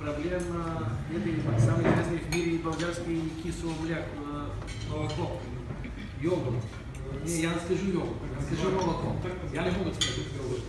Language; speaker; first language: Russian; non-native, learner; Bulgarian